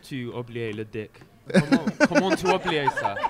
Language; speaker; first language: French; non-native, learner; English